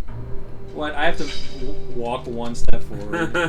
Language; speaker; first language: English; native; English